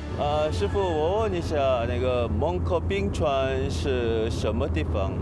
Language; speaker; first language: Chinese; non-native, learner; Korean